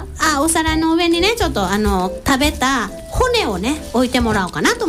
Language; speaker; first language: Japanese; native; Japanese